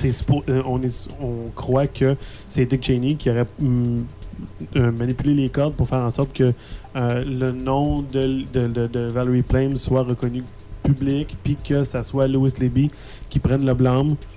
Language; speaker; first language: French; native; French